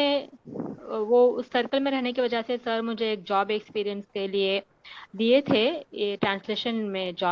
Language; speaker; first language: Hindi; native; Hindi